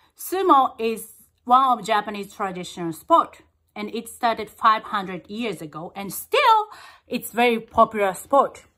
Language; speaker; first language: English; non-native, fluent; Japanese